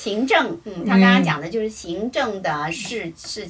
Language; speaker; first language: Chinese; native; Chinese